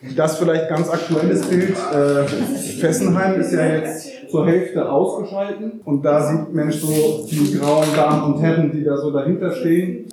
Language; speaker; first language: German; native; German